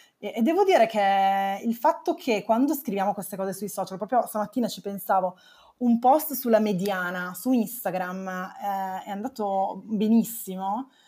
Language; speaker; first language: Italian; native; Italian